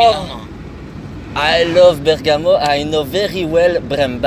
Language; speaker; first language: English; non-native, learner; French